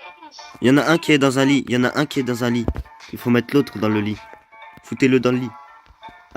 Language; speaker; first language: French; native; French